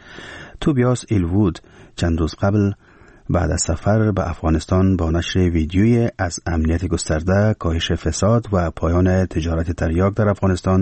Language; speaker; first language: Persian; native; Persian